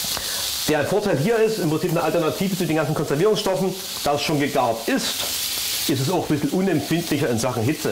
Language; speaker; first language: German; native; German